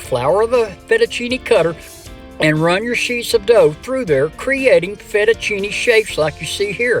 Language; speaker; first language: English; native; English